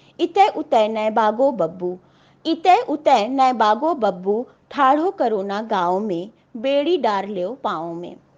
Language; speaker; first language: Hindi; native; Hindi